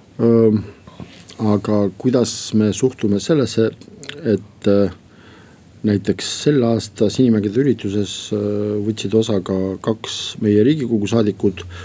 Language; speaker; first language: Estonian; non-native, local second language; Russian